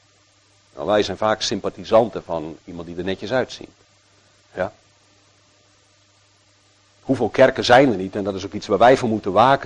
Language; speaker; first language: Dutch; native; Dutch